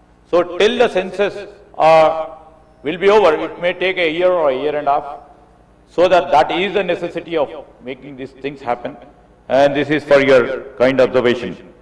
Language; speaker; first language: English; non-native, local second language; Telugu